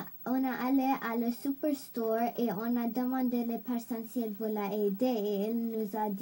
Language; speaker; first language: French; non-native, local second language; English